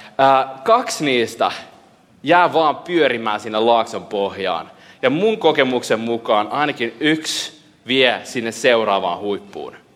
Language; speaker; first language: Finnish; early bilingual, heritage; Finnish